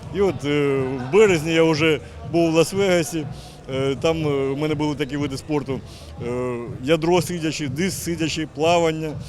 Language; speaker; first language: Ukrainian; native; Ukrainian